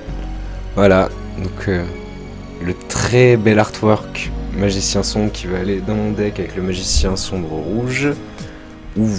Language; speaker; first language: French; native; French